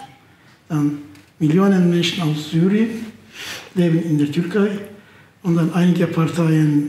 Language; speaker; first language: German; non-native, fluent; Turkish